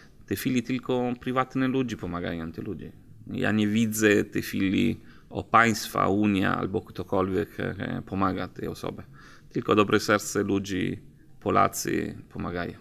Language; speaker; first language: Polish; non-native, learner; Italian